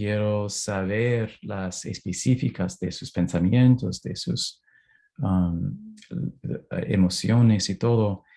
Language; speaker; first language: Spanish; non-native, fluent; English